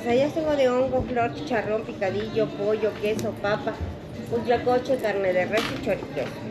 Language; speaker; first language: Spanish; native; Spanish